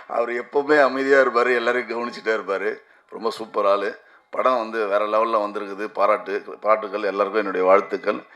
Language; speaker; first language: Tamil; native; Tamil